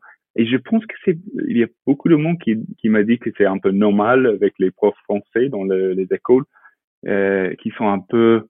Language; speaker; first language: French; non-native, fluent; English